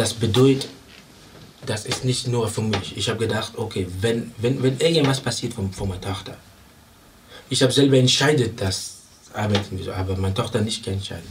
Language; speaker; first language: German; non-native, learner; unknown